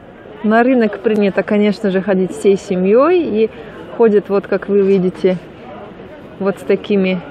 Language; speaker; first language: Russian; native; Russian